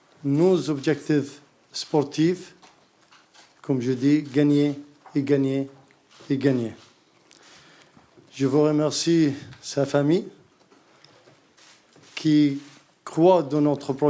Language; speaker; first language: French; non-native, learner; Arabic